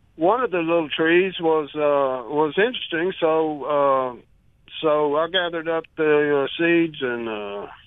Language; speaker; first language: English; native; English